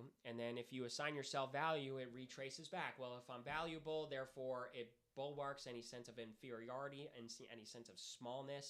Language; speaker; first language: English; native; English